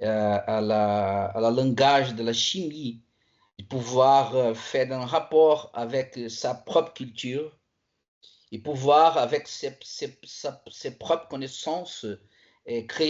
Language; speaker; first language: French; non-native, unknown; Portuguese